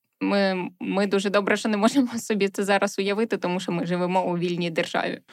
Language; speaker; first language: Ukrainian; native; Ukrainian